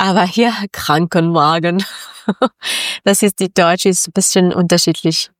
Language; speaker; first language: German; non-native, learner; Persian